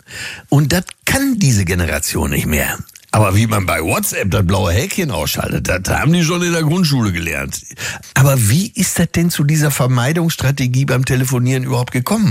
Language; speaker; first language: German; native; German